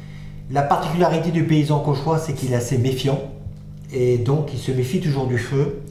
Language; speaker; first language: French; native; French